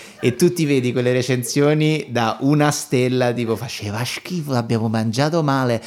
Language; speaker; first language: Italian; native; Italian